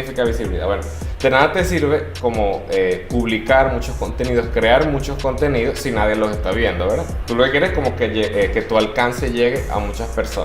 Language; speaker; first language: Spanish; native; Spanish